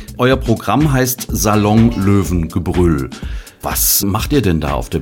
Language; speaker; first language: German; native; German